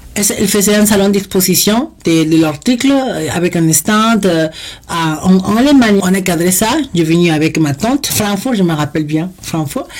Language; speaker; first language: French; non-native, fluent; Spanish